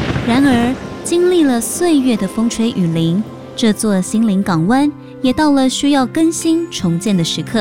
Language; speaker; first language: Chinese; native; Chinese